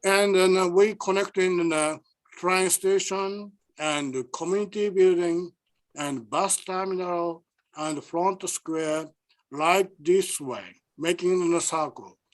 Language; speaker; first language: English; non-native, learner; Japanese